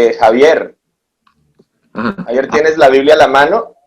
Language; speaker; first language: Spanish; native; Spanish